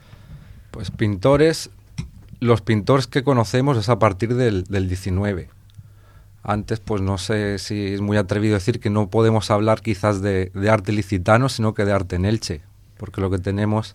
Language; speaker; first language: Spanish; native; Spanish